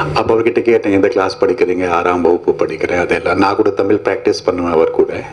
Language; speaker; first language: Tamil; non-native, fluent; Hindi